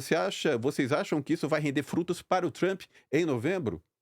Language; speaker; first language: Portuguese; native; Portuguese